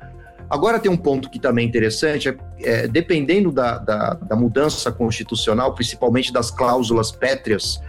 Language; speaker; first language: Portuguese; native; Portuguese